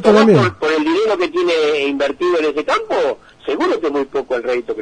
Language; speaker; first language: Spanish; native; Spanish